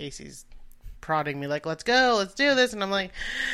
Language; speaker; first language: English; native; English